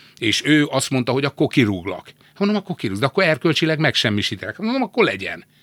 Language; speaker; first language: Hungarian; native; Hungarian